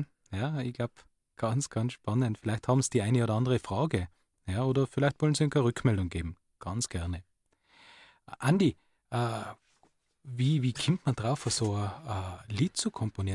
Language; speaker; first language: German; native; German